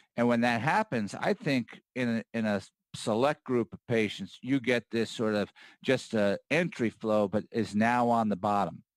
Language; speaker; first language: English; native; English